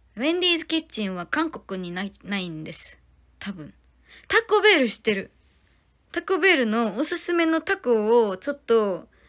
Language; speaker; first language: Japanese; non-native, fluent; Korean